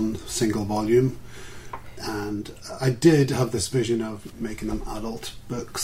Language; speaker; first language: English; native; English